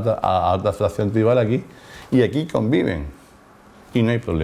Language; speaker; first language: Spanish; native; Spanish